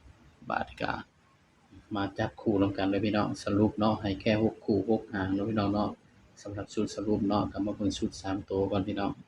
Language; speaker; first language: Thai; non-native, local second language; Lao